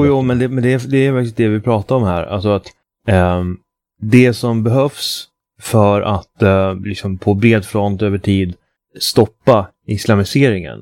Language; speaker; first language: Swedish; native; Swedish